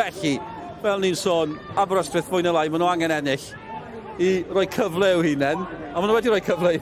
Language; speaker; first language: Welsh; native; Welsh